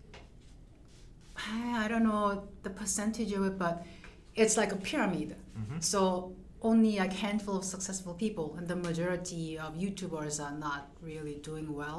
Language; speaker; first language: English; non-native, fluent; Korean